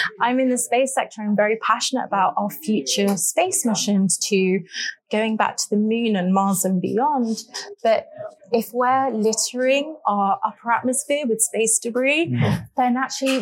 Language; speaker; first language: English; native; English